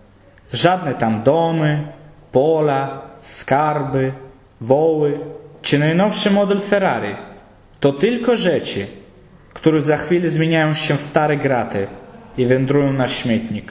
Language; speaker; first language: Polish; native; Polish